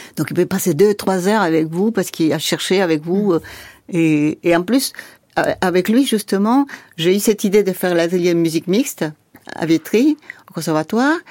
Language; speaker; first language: French; non-native, fluent; Spanish